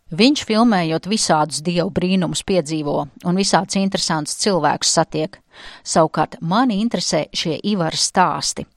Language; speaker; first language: Latvian; native; Latvian